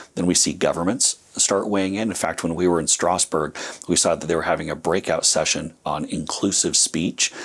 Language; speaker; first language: English; native; English